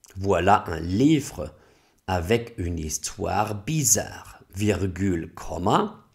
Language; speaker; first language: French; non-native, fluent; German